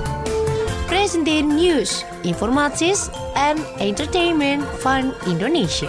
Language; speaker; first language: Dutch; non-native, fluent; Indonesian